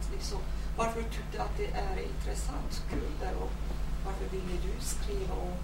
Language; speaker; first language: Swedish; non-native, fluent; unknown